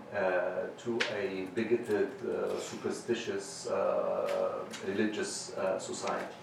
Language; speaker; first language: English; non-native, fluent; Arabic